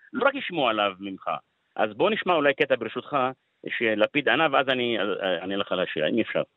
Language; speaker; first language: Hebrew; non-native, local second language; Arabic